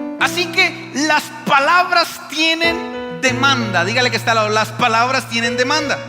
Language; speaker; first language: Spanish; native; Spanish